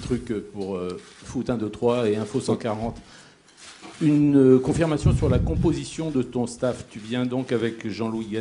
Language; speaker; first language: French; native; French